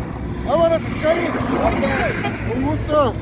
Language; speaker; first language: Spanish; non-native, learner; English